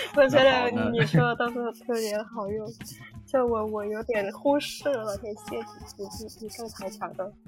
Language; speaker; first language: Chinese; non-native, learner; Vietnamese